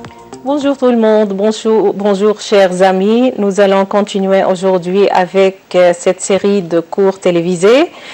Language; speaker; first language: French; non-native, local second language; Arabic